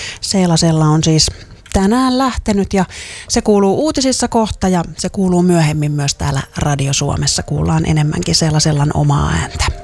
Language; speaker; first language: Finnish; native; Finnish